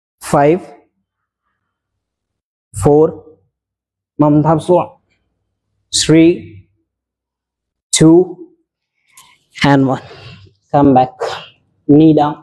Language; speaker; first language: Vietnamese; non-native, learner; Hindi